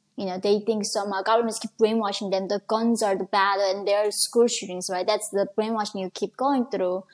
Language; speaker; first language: English; non-native, fluent; Korean